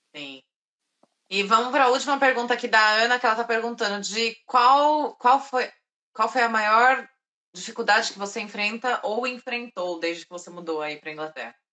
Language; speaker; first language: Portuguese; native; Portuguese